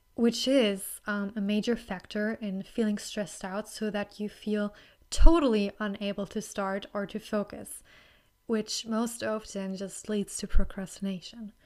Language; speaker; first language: English; non-native, fluent; German